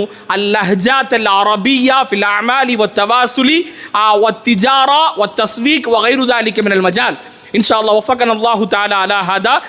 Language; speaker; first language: Arabic; non-native, fluent; Tamil